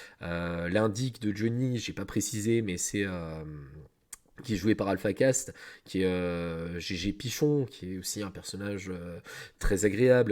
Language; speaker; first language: French; native; French